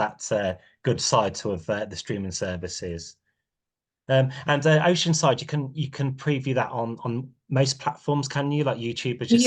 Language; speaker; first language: English; native; English